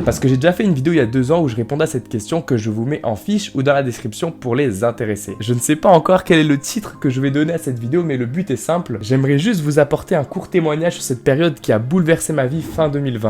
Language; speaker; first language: French; native; French